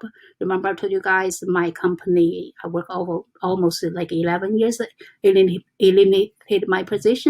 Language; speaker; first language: English; non-native, fluent; Chinese